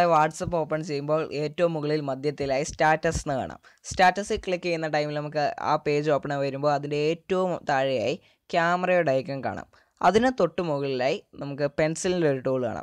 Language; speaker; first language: Malayalam; native; Malayalam